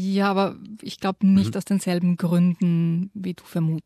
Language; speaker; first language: German; native; German